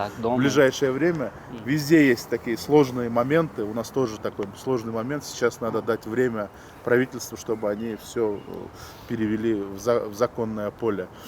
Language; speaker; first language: Russian; non-native, local second language; Kyrgyz